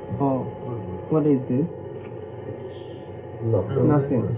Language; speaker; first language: English; non-native, learner; Japanese